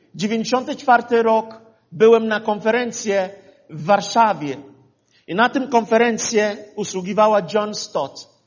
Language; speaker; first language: Polish; non-native, fluent; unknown